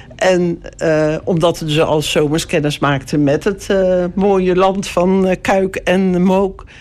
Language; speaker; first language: Dutch; native; Dutch